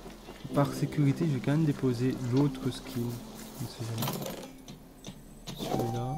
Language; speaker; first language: French; native; French